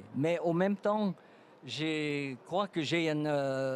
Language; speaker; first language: French; non-native, fluent; Dutch